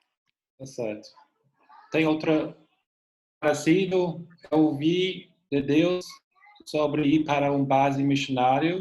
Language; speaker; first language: Portuguese; non-native, fluent; English